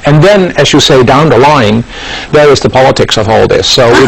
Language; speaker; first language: English; non-native, fluent; Dutch